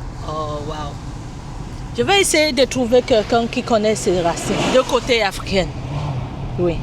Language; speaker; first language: French; non-native, fluent; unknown